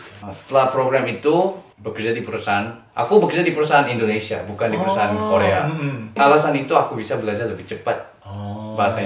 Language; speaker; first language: Indonesian; non-native, fluent; Korean